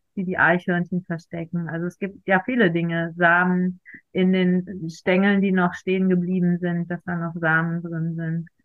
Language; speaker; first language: German; native; German